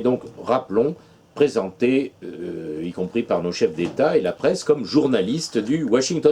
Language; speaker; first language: French; native; French